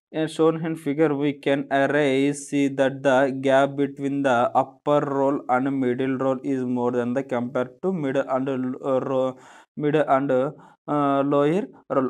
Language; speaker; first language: English; non-native, local second language; Telugu